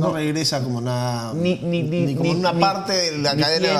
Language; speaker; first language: Spanish; native; Spanish